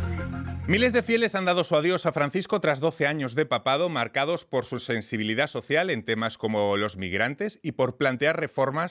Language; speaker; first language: Spanish; native; Spanish